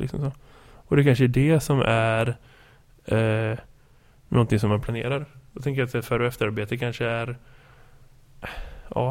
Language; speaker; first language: Swedish; native; Swedish